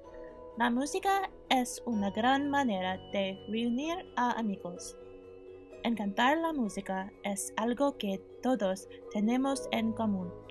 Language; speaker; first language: Spanish; non-native, learner; English